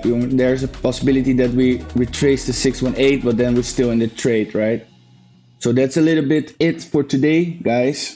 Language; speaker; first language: English; non-native, fluent; Dutch